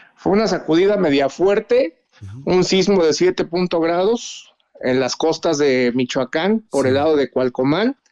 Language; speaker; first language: Spanish; native; Spanish